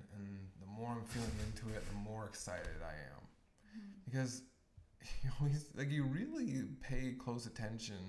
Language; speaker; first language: English; native; English